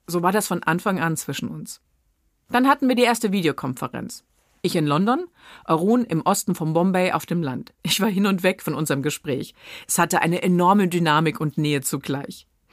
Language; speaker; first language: German; native; German